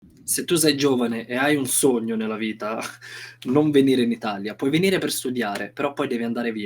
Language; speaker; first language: Italian; non-native, fluent; Romanian